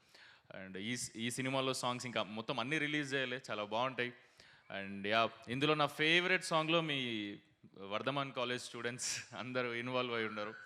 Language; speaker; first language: Telugu; native; Telugu